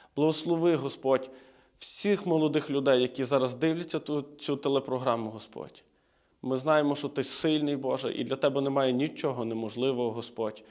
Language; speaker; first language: Ukrainian; native; Ukrainian